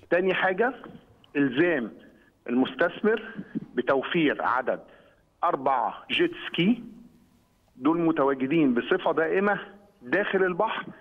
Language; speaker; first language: Egyptian Arabic; native; Egyptian Arabic